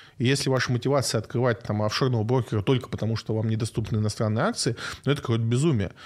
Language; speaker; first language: Russian; native; Russian